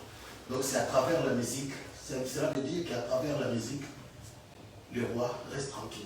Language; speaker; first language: French; non-native, local second language; Lingala